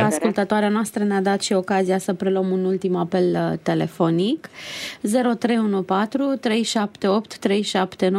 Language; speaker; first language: Romanian; native; Romanian